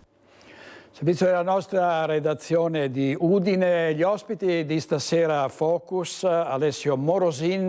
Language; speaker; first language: Italian; native; Italian